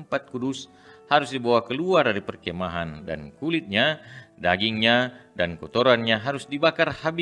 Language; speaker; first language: Indonesian; native; Indonesian